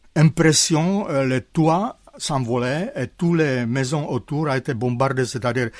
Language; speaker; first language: French; non-native, fluent; Czech